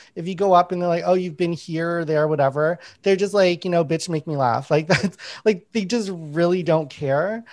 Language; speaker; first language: English; native; English